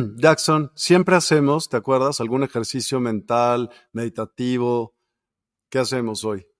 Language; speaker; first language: Spanish; native; Spanish